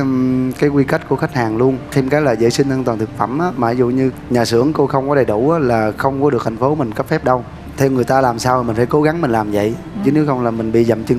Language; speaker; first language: Vietnamese; native; Vietnamese